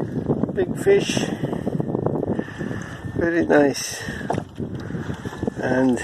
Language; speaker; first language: English; non-native, learner; Thai